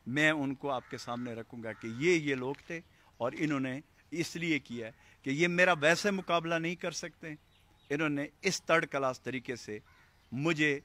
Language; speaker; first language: Urdu; non-native, local second language; Pashto